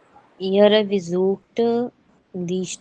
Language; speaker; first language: German; non-native, learner; Hindi